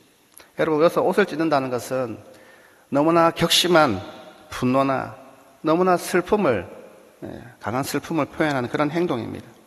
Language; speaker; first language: Korean; native; Korean